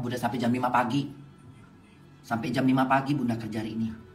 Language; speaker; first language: Indonesian; native; Indonesian